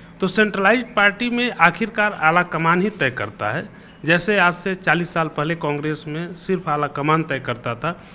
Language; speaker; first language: Hindi; native; Hindi